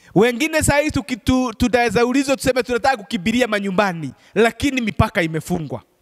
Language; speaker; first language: Swahili; non-native, local second language; Kikuyu